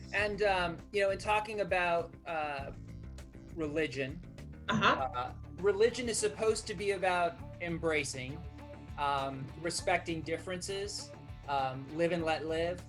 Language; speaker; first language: English; native; English